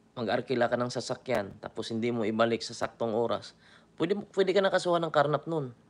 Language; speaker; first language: Filipino; native; Filipino